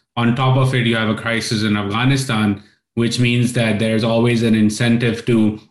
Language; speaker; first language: English; non-native, local second language; Urdu